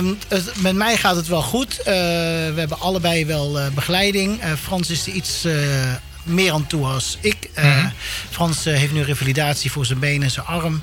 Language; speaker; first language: Dutch; native; Dutch